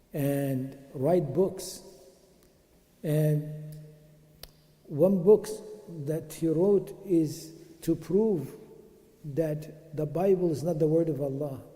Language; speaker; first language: English; non-native, fluent; Arabic